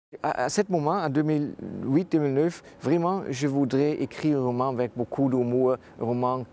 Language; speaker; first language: French; non-native, fluent; Dutch